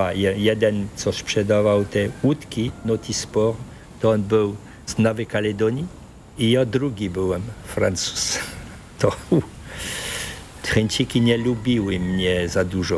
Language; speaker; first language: Polish; early bilingual, heritage; Polish